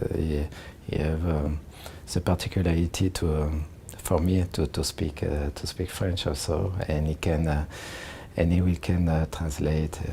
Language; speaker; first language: English; non-native, learner; French